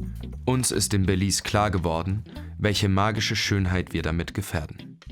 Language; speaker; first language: German; native; German